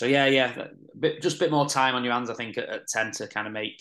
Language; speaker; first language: English; native; English